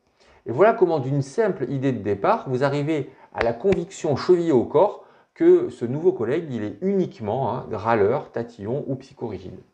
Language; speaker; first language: French; native; French